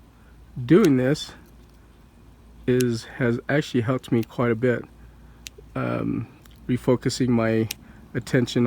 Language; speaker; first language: English; native; English